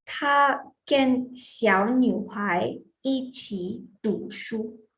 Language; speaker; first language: Chinese; non-native, fluent; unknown